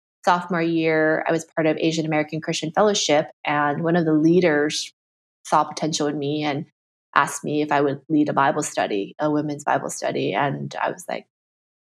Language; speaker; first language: English; early bilingual, other home language; Chinese